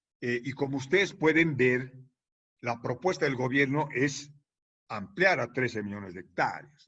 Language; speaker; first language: Spanish; native; Spanish